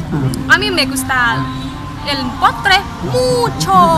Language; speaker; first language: Spanish; non-native, learner; Thai